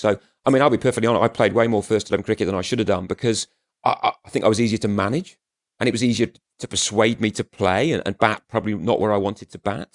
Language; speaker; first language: English; native; English